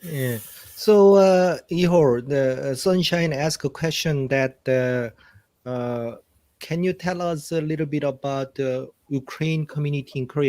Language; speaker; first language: English; non-native, fluent; Korean